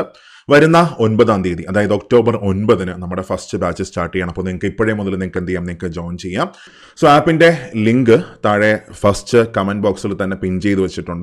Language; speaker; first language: Malayalam; native; Malayalam